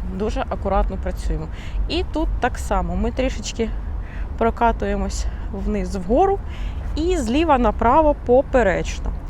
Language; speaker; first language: Ukrainian; non-native, local second language; Russian